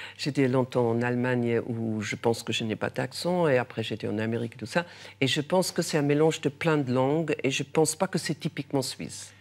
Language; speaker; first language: French; non-native, local second language; German